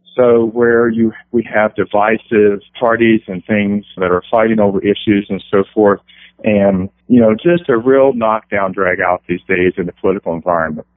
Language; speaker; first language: English; native; English